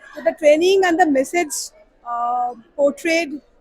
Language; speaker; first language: English; non-native, local second language; Bangla